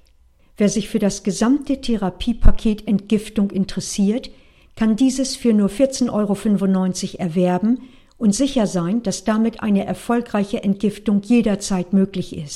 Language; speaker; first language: German; native; German